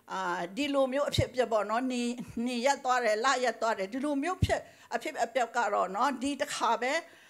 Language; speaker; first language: Burmese; non-native, local second language; Tedim Chin